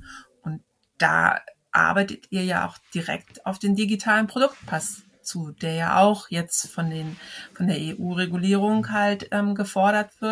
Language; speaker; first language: German; native; German